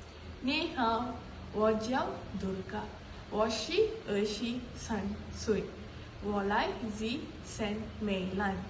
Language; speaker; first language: Chinese; non-native, learner; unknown